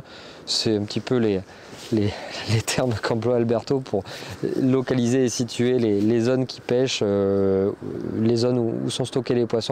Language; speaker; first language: French; native; French